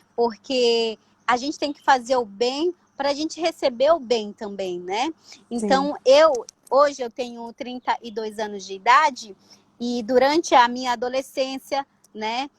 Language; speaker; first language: Portuguese; non-native, local second language; Ticuna